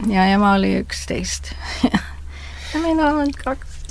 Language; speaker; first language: Estonian; early bilingual, heritage; Estonian